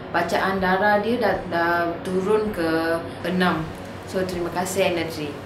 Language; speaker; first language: Malay; non-native, local second language; Tamil